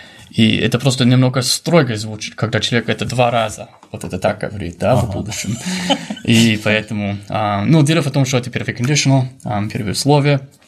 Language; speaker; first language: Russian; non-native, fluent; English